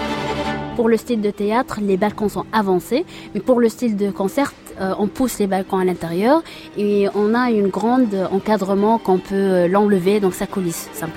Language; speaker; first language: French; non-native, fluent; Arabic